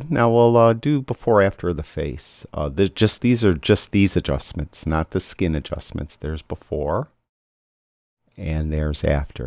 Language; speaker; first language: English; native; English